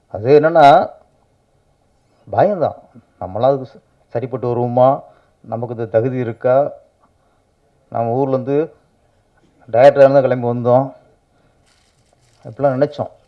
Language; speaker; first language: Tamil; native; Tamil